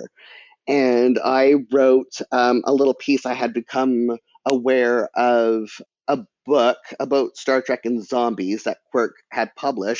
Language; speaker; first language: English; native; English